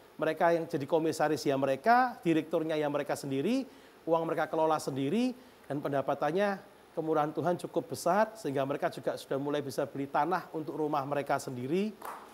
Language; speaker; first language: Indonesian; native; Indonesian